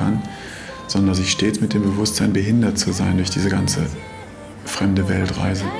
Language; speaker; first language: German; native; German